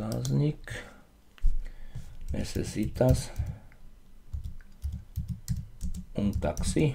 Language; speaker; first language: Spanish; non-native, learner; Slovak